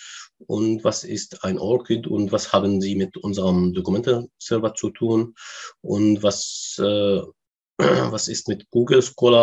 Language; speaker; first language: German; non-native, learner; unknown